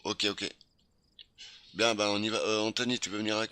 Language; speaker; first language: French; native; French